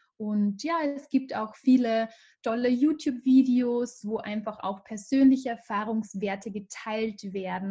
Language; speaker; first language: German; native; German